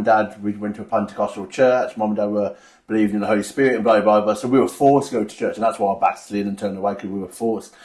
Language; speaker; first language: English; native; English